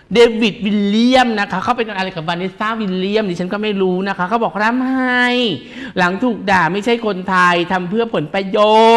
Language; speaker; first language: Thai; native; Thai